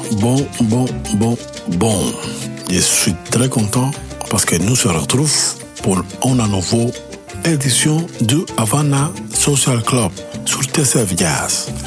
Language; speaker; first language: French; non-native, learner; Spanish